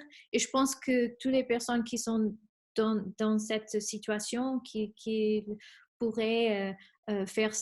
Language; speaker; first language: French; non-native, fluent; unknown